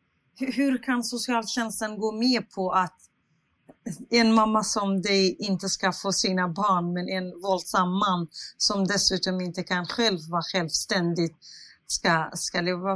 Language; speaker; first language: Swedish; non-native, fluent; Central Kurdish